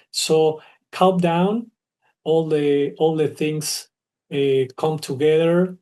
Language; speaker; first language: English; non-native, learner; Spanish